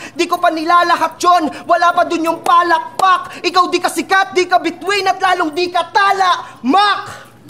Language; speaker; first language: Filipino; native; Filipino